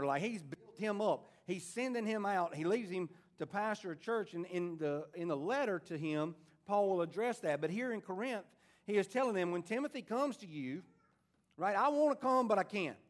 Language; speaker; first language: English; native; English